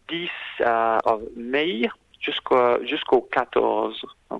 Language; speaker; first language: French; non-native, fluent; English